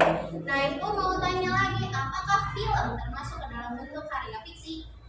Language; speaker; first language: Indonesian; native; Indonesian